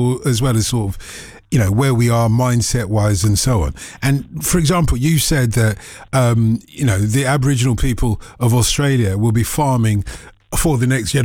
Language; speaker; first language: English; non-native, local second language; Yoruba